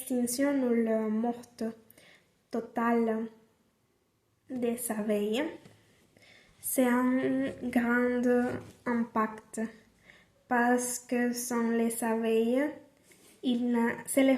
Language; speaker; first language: French; non-native, learner; Spanish